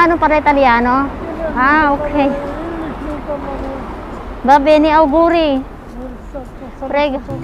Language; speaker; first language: Italian; non-native, fluent; Filipino